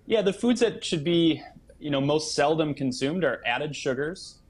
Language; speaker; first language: English; native; English